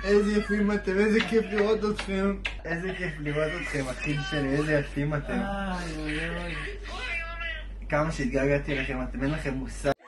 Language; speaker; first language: Hebrew; native; Hebrew